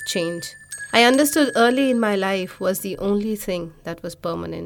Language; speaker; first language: English; non-native, local second language; Bangla